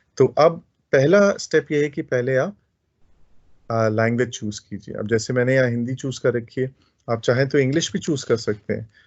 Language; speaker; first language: Hindi; native; Hindi